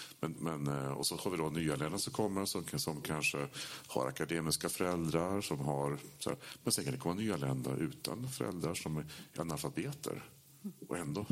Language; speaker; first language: Swedish; native; Swedish